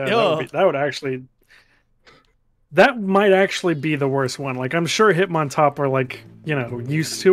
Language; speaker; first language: English; native; English